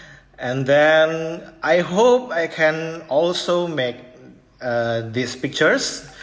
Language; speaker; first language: English; non-native, fluent; Indonesian